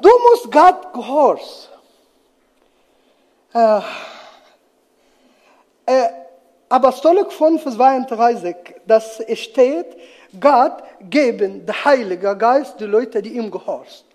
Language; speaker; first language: German; non-native, learner; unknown